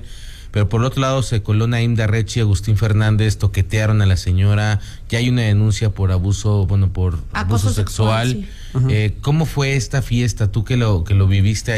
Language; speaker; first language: Spanish; native; Spanish